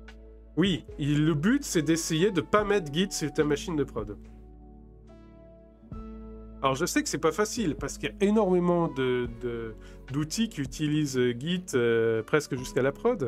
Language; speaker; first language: French; native; French